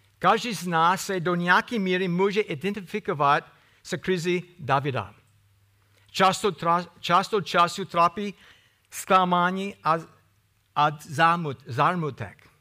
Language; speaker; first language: Czech; non-native, fluent; English